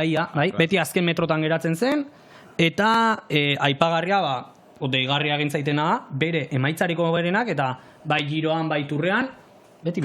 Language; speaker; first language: Basque; native; Basque